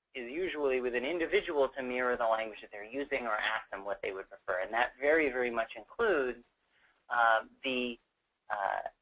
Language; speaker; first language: English; native; English